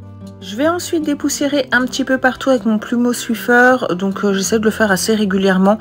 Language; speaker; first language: French; native; French